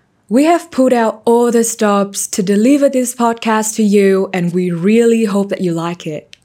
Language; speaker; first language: English; non-native, fluent; Vietnamese